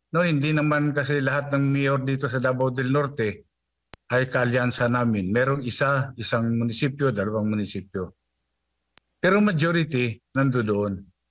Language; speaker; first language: Filipino; non-native, local second language; Cebuano